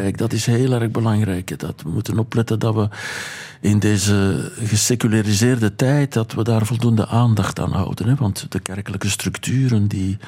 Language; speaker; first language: Dutch; native; Dutch